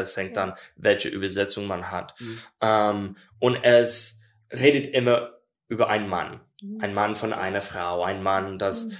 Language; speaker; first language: German; non-native, learner; English